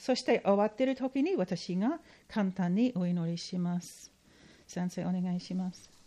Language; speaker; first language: Japanese; non-native, fluent; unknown